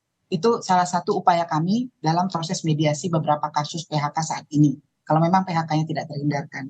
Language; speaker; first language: Indonesian; native; Indonesian